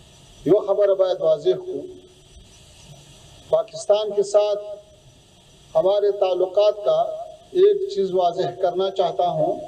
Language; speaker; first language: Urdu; non-native, fluent; Pashto